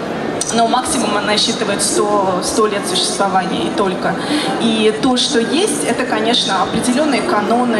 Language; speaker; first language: Russian; native; Russian